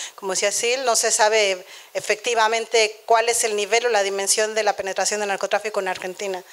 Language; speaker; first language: Spanish; native; Spanish